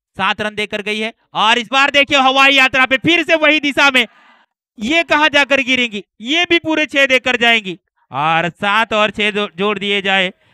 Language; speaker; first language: Hindi; non-native, local second language; Gujarati